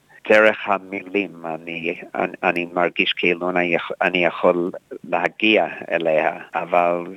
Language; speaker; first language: Hebrew; non-native, fluent; English